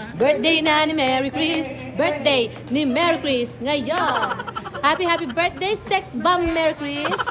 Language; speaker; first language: Filipino; native; Filipino